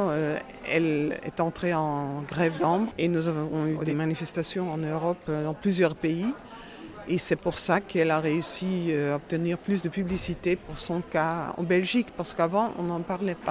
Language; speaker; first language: French; non-native, fluent; Dutch